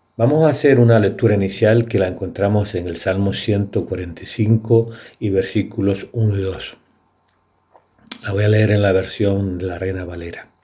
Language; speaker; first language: Spanish; native; Spanish